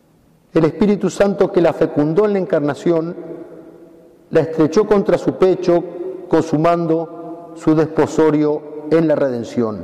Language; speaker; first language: Spanish; native; Spanish